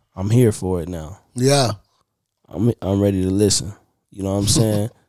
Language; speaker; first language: English; native; English